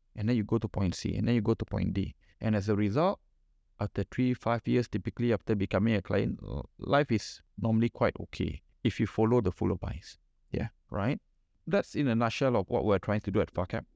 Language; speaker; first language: English; non-native, local second language; Malay